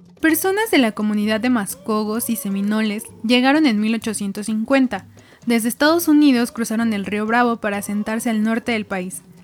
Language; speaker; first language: Spanish; native; Spanish